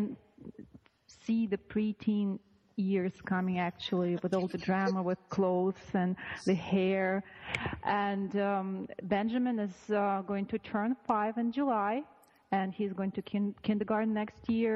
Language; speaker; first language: English; non-native, fluent; Russian